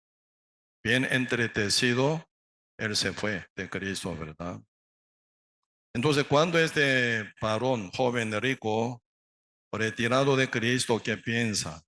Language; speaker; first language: Spanish; non-native, learner; Korean